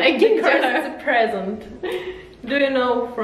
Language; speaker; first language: English; non-native, learner; Russian